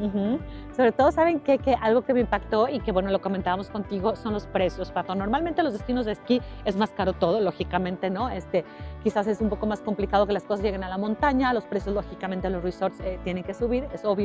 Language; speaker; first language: Spanish; native; Spanish